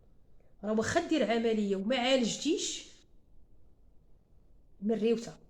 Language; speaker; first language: Arabic; native; Arabic